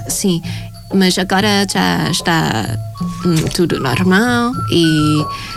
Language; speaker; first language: Portuguese; non-native, fluent; Thai